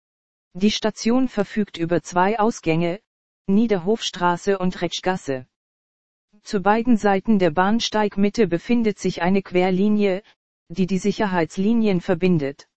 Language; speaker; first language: German; native; German